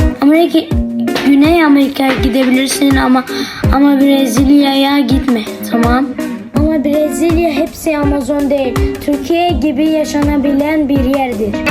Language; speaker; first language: Turkish; non-native, learner; Arabic